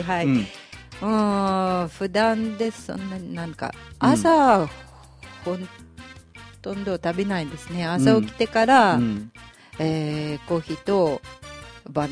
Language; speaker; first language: Japanese; non-native, fluent; Russian